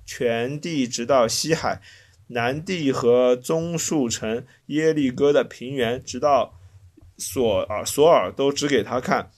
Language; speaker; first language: Chinese; native; Chinese